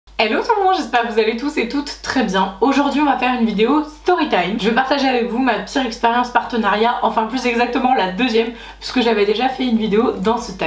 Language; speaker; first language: French; native; French